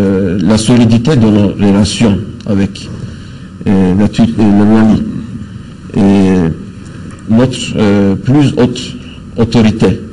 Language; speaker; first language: French; non-native, fluent; Turkish